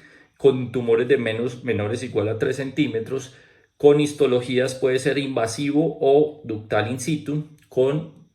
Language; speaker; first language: Spanish; native; Spanish